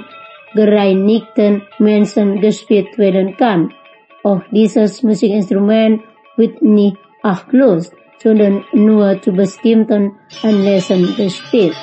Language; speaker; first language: German; non-native, fluent; Indonesian